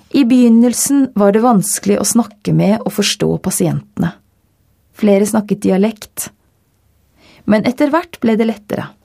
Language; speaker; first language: Norwegian; non-native, fluent; Dutch